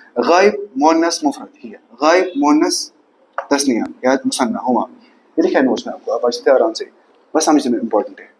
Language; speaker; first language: Urdu; native; Urdu